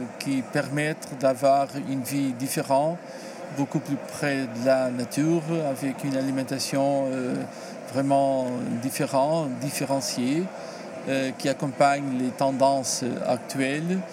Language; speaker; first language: French; non-native, learner; Portuguese